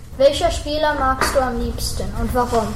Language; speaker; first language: German; non-native, learner; English